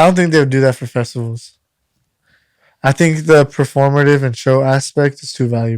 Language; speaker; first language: English; native; English